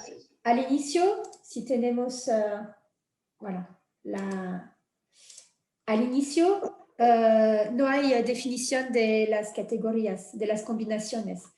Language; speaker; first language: Spanish; non-native, fluent; French